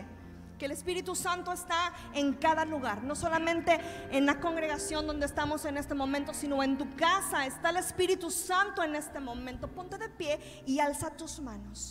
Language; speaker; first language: Spanish; native; Spanish